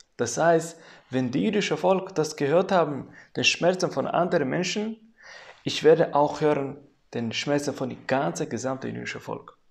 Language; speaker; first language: German; non-native, fluent; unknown